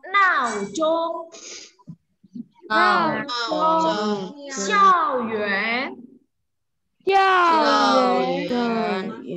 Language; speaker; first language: Chinese; non-native, fluent; Indonesian